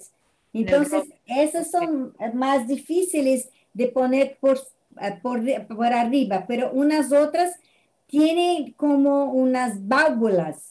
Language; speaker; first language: Spanish; non-native, fluent; Portuguese